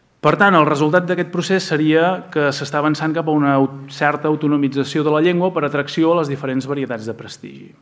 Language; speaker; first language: Catalan; native; Catalan